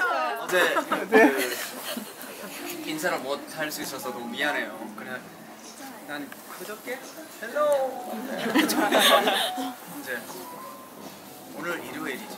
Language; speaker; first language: Korean; early bilingual, heritage; English